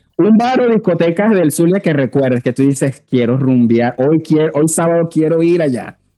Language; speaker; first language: Spanish; native; Spanish